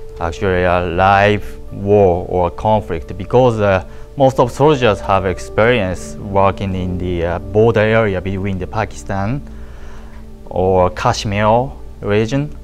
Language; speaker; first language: English; non-native, learner; Japanese